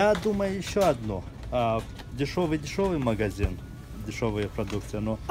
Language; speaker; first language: Russian; non-native, fluent; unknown